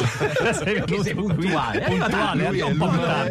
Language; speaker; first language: Italian; native; Italian